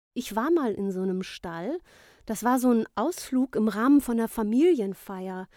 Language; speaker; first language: German; native; German